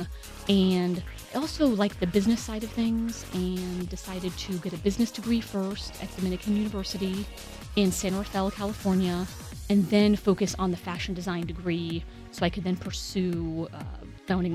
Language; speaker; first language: English; native; English